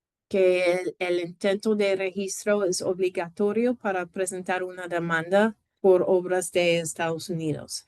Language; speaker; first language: Spanish; non-native, fluent; English